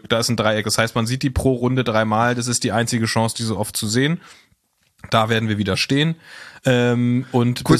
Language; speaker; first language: German; native; German